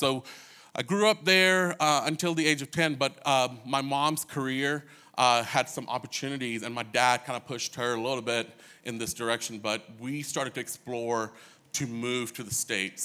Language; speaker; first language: English; early bilingual, other home language; Hindi